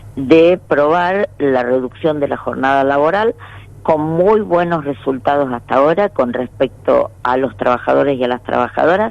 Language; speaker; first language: Spanish; native; Spanish